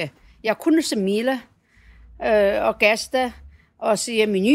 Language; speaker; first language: Danish; non-native, learner; Chinese